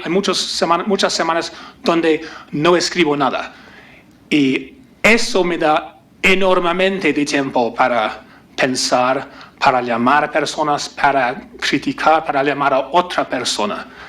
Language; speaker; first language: Spanish; non-native, learner; English